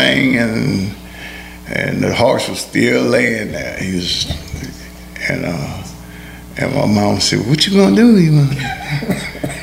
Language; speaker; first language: English; early bilingual, other home language; Haitian Creole